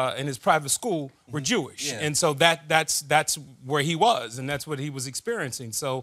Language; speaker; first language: English; native; English